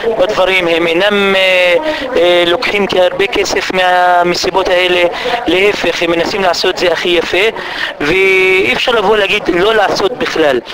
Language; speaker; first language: Hebrew; non-native, local second language; Arabic